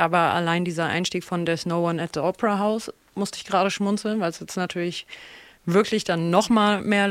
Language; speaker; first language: German; native; German